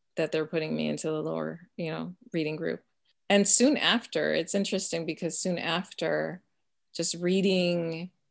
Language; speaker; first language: English; early bilingual, other home language; Spanish